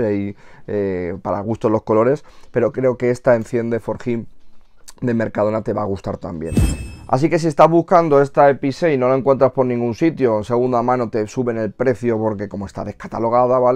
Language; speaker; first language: Spanish; native; Spanish